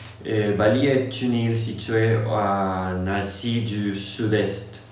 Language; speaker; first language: French; non-native, learner; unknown